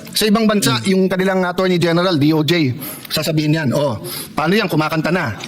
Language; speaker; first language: Filipino; native; Filipino